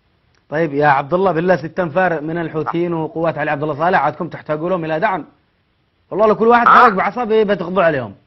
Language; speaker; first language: Arabic; native; Arabic